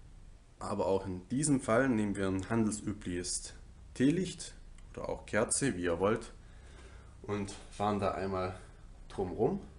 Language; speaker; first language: German; native; German